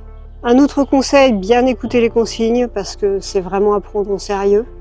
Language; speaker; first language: French; native; French